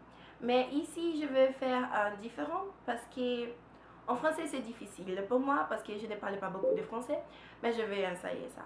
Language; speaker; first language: French; non-native, learner; Portuguese